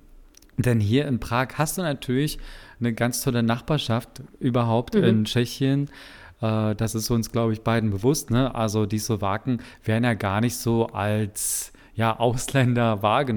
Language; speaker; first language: German; native; German